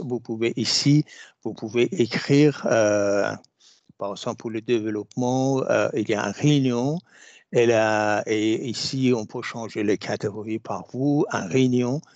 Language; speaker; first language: French; non-native, fluent; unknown